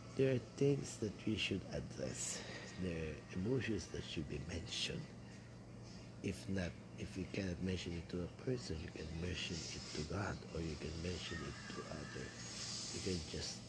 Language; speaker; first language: English; non-native, local second language; Filipino